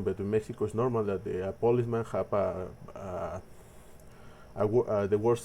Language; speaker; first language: English; non-native, learner; Spanish